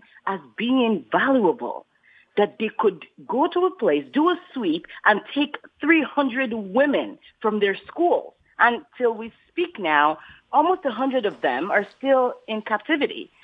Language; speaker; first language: English; non-native, local second language; Yoruba